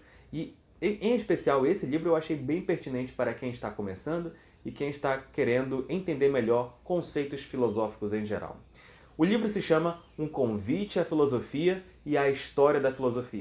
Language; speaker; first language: Portuguese; native; Portuguese